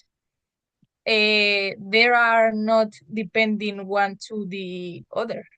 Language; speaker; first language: English; non-native, learner; Spanish